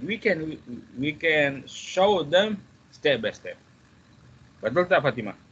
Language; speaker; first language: English; non-native, fluent; Buginese